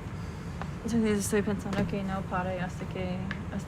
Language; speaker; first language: Spanish; non-native, fluent; English